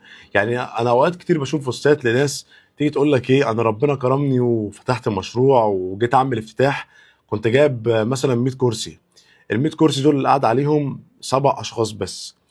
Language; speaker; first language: Arabic; native; Arabic